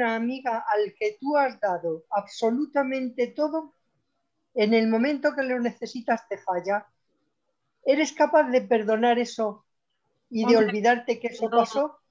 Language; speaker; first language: Spanish; native; Spanish